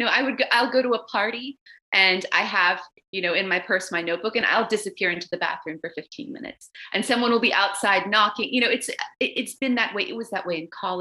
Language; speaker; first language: English; early bilingual, other home language; Romanian